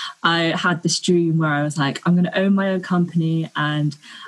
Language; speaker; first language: English; native; English